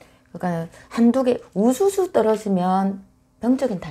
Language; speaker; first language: Korean; native; Korean